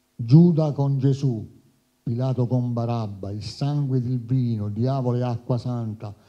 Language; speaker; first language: Italian; native; Italian